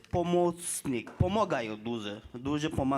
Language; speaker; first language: Polish; non-native, learner; Bangla